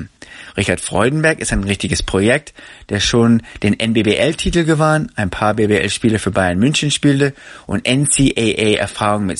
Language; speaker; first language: German; native; German